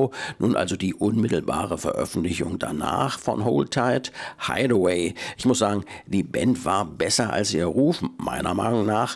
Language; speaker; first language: German; native; German